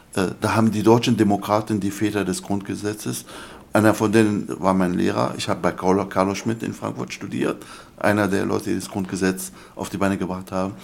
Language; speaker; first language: German; non-native, fluent; Arabic